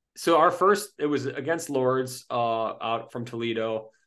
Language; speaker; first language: English; native; English